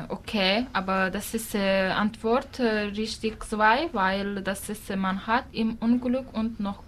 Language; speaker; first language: German; non-native, learner; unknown